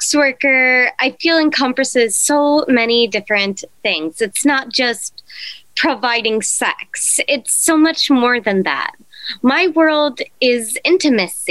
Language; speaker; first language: English; native; English